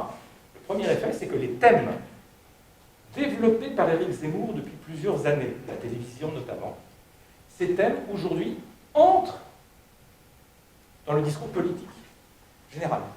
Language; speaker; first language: French; native; French